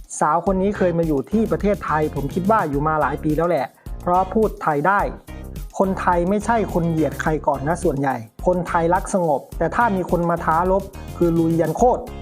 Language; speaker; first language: Thai; native; Thai